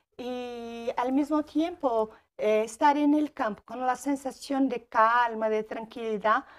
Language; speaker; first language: Spanish; non-native, learner; Portuguese